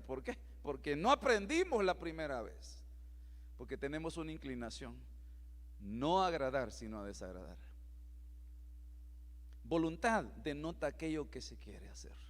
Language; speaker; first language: Spanish; native; Spanish